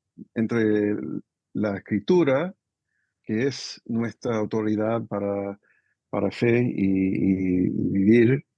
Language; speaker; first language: Spanish; non-native, fluent; English